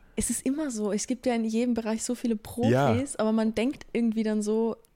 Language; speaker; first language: German; native; German